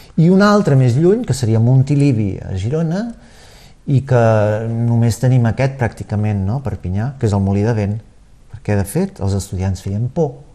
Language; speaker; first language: Catalan; native; Catalan